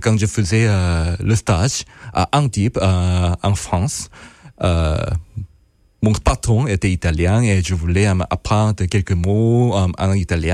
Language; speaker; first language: French; non-native, fluent; Korean